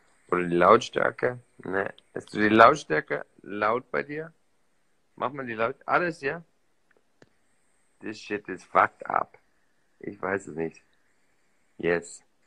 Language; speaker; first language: German; non-native, fluent; English